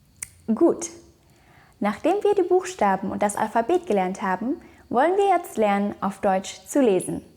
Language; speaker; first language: German; non-native, fluent; Indonesian